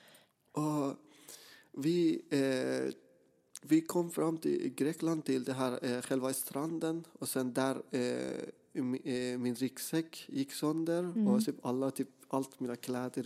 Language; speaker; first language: Swedish; non-native, fluent; Persian